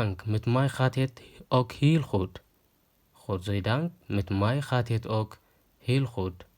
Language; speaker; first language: Dutch; non-native, fluent; Tigrinya